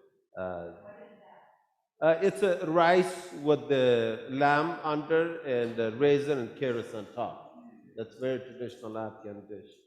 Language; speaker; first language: English; non-native, local second language; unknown